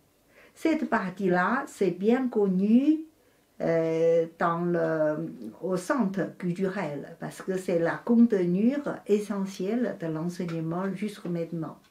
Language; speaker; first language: French; non-native, fluent; Chinese